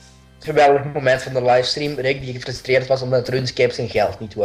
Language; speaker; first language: Dutch; native; Dutch